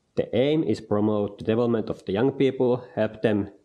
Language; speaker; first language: English; non-native, learner; Finnish